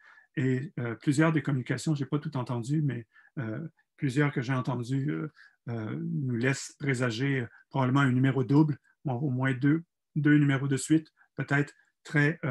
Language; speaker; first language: French; native; French